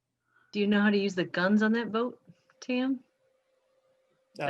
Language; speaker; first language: English; native; English